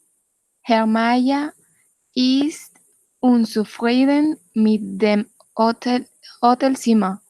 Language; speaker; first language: German; non-native, learner; Spanish